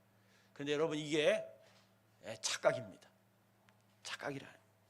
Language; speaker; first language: Korean; native; Korean